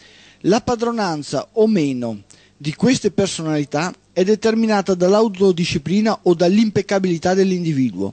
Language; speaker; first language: Italian; native; Italian